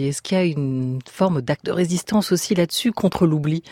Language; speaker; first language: French; native; French